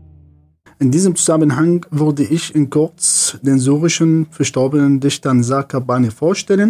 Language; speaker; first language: German; non-native, fluent; Arabic